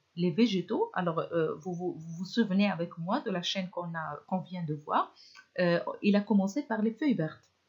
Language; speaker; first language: French; non-native, local second language; Arabic